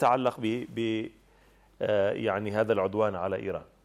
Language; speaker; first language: Arabic; native; Arabic